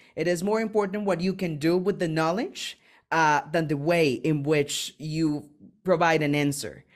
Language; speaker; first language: English; non-native, fluent; Spanish